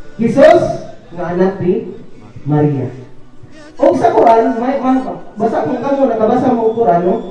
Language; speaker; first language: Cebuano; non-native, local second language; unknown